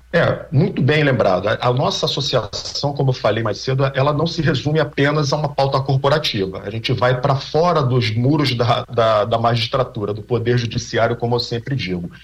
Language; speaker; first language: Portuguese; native; Portuguese